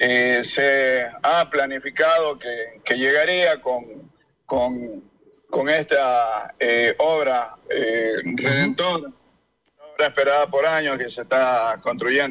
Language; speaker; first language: Spanish; native; Spanish